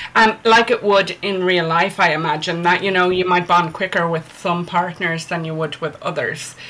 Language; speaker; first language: English; native; English